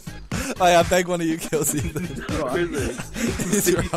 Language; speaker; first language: English; native; English